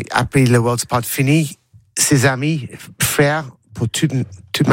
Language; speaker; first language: French; non-native, learner; English